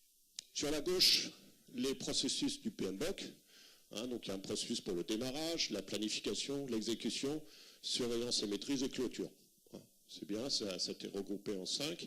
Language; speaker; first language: French; native; French